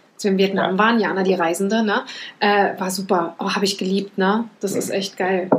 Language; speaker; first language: German; native; German